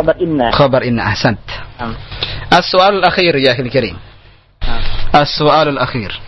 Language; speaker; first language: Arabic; non-native, fluent; Indonesian